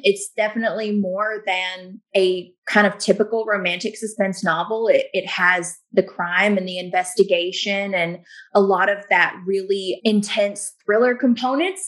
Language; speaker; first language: English; native; English